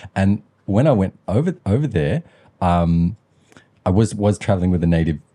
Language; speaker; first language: English; early bilingual, other home language; Sinhala